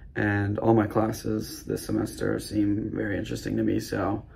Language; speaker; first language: English; native; English